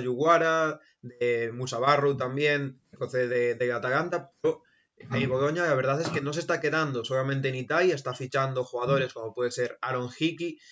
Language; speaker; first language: Spanish; native; Spanish